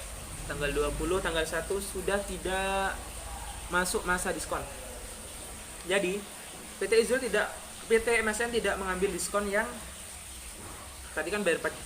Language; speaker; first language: Indonesian; native; Indonesian